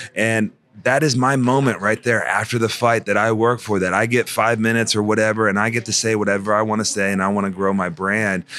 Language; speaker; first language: English; native; English